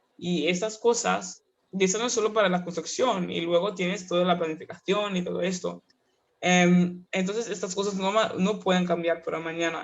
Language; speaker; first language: Spanish; non-native, fluent; Kinyarwanda